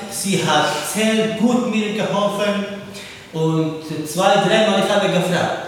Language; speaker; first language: German; non-native, learner; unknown